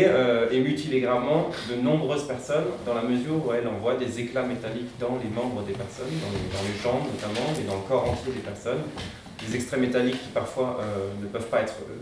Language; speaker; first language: French; native; French